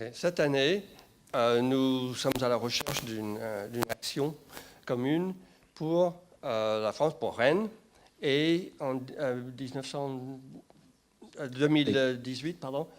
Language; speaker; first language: French; non-native, fluent; English